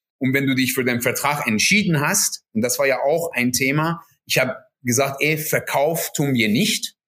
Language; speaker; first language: German; non-native, fluent; Persian